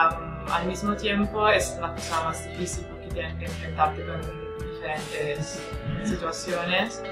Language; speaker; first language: Spanish; non-native, fluent; Italian